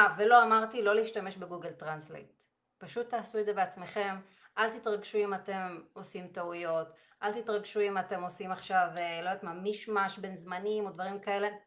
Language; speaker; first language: Hebrew; native; Hebrew